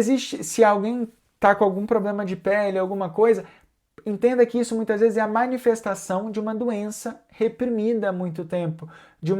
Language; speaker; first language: Portuguese; native; Portuguese